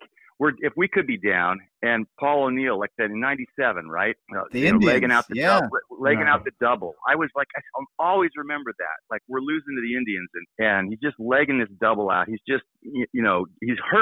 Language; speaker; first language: English; native; English